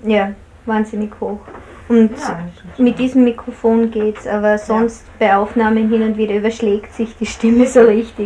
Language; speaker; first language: German; native; German